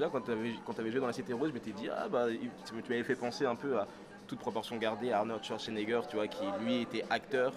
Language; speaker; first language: French; native; French